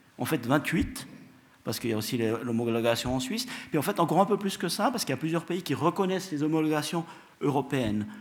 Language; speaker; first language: French; native; French